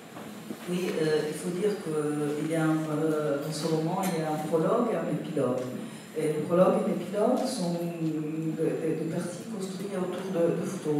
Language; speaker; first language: French; non-native, fluent; Italian